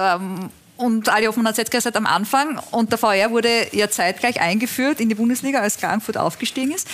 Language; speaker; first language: German; native; German